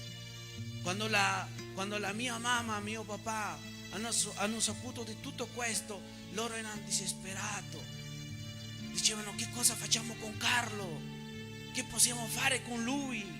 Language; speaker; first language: Italian; non-native, fluent; Spanish